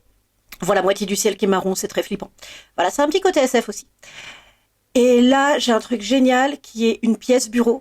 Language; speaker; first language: French; native; French